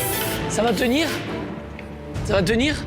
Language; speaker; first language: French; native; French